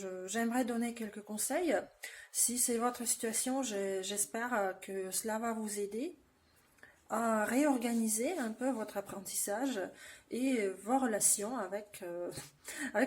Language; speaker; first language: French; non-native, fluent; Russian